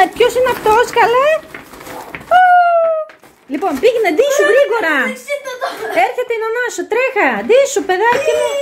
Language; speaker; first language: Greek; native; Greek